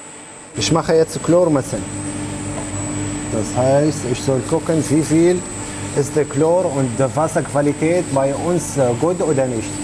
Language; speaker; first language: German; non-native, learner; Arabic